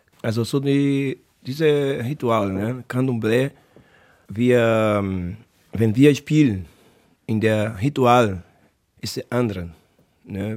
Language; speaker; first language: German; non-native, learner; Portuguese